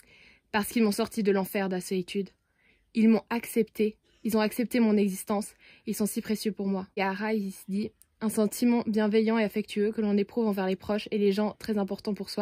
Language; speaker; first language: French; native; French